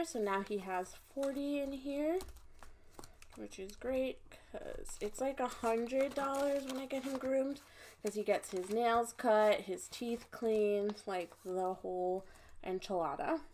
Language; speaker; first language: English; native; English